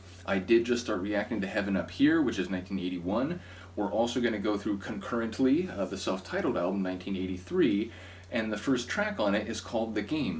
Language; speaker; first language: English; native; English